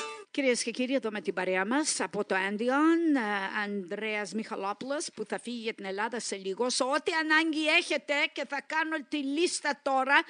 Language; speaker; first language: Greek; early bilingual, heritage; Greek